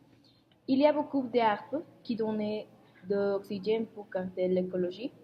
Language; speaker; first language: French; non-native, learner; Spanish